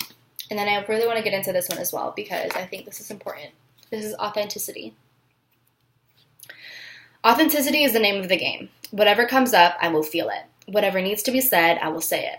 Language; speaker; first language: English; native; English